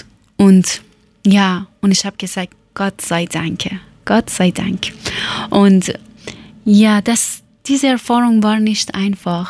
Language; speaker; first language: German; non-native, learner; Persian